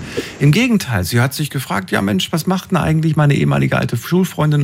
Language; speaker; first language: German; native; German